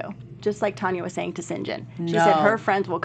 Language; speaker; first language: English; native; English